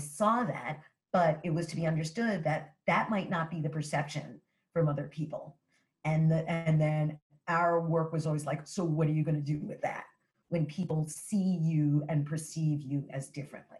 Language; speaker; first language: English; native; English